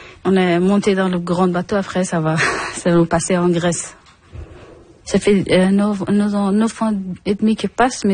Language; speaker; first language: French; non-native, learner; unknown